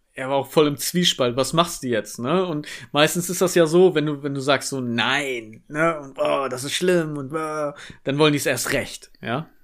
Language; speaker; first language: German; native; German